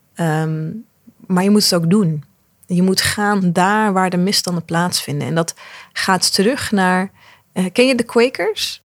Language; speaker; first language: Dutch; early bilingual, other home language; Arabic